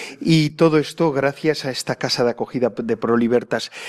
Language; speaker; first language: Spanish; native; Spanish